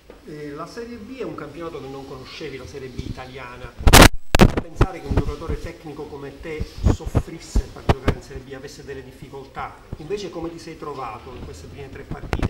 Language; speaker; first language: Italian; native; Italian